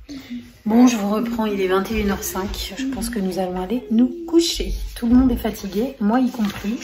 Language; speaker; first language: French; native; French